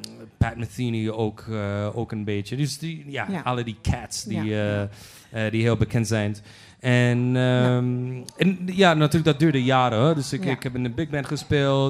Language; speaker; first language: Dutch; non-native, fluent; Polish